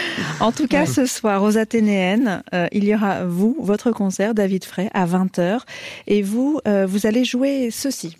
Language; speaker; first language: French; native; French